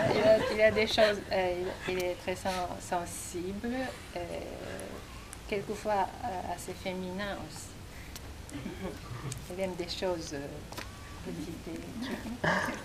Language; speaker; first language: French; non-native, fluent; Japanese